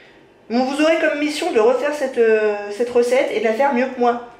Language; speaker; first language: French; native; French